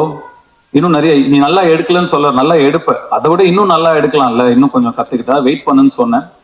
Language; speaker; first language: Tamil; native; Tamil